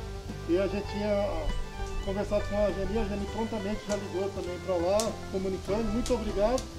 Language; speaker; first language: Portuguese; native; Portuguese